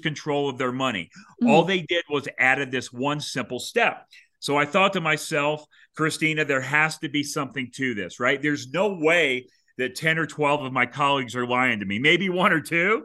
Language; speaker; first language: English; native; English